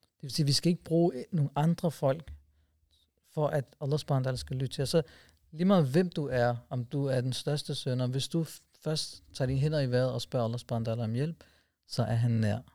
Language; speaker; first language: Danish; early bilingual, other home language; Urdu